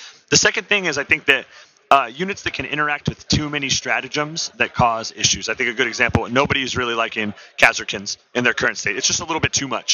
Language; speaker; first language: English; native; English